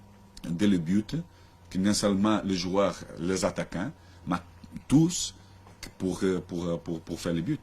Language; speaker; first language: French; non-native, learner; Portuguese